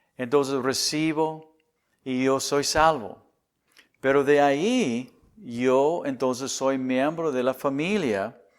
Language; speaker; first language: Spanish; non-native, fluent; English